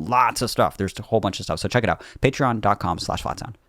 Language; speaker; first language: English; native; English